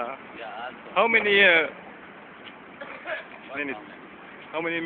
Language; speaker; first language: English; non-native, learner; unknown